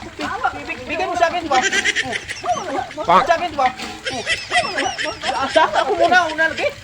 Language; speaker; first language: Filipino; non-native, local second language; Cebuano